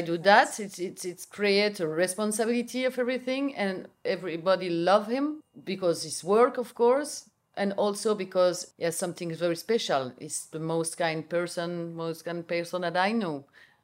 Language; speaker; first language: English; non-native, learner; French